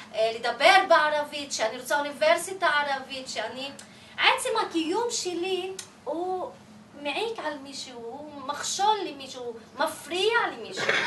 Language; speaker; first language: Hebrew; non-native, local second language; Arabic